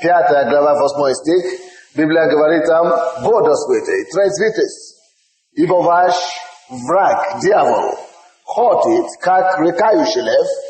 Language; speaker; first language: Russian; non-native, fluent; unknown